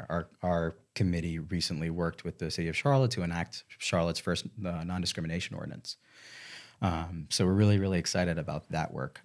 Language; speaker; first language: English; native; English